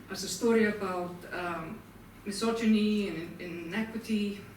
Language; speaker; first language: English; non-native, fluent; Icelandic